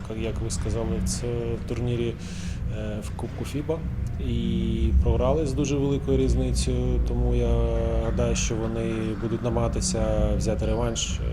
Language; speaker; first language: Ukrainian; non-native, local second language; Russian